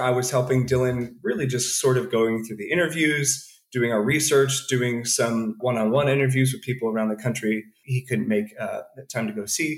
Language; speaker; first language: English; native; English